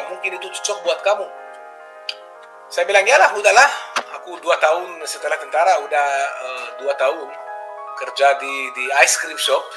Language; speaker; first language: Indonesian; non-native, fluent; Hebrew